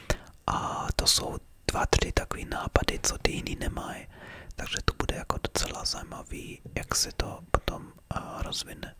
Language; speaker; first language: Czech; early bilingual, heritage; Czech